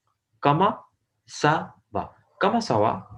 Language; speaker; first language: French; non-native, fluent; Urdu